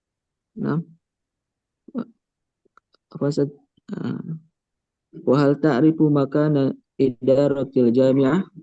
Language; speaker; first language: Arabic; non-native, learner; Indonesian